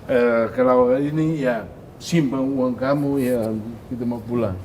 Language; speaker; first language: Indonesian; non-native, fluent; Tetum